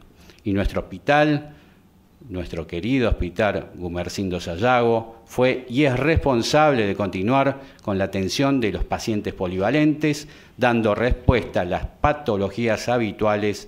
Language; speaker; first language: Spanish; native; Spanish